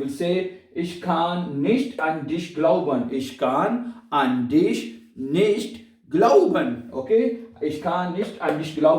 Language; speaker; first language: German; non-native, learner; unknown